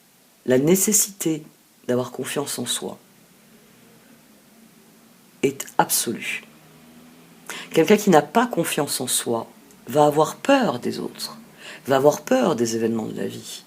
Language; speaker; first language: French; native; French